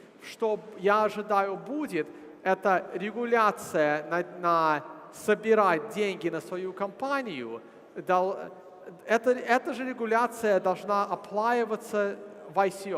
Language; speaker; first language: Russian; early bilingual, heritage; Russian